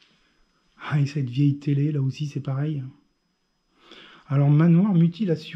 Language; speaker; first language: French; native; French